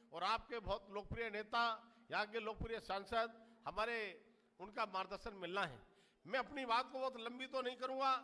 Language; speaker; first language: Hindi; native; Hindi